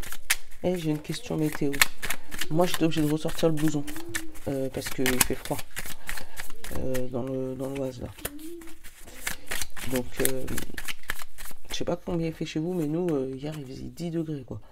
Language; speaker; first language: French; native; French